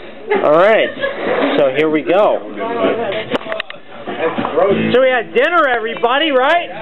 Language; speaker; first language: English; native; English